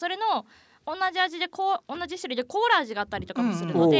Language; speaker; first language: Japanese; native; Japanese